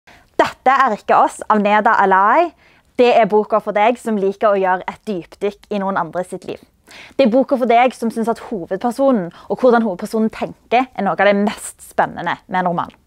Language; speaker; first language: Norwegian; native; Norwegian